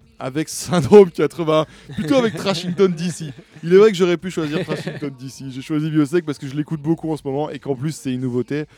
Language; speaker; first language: French; native; French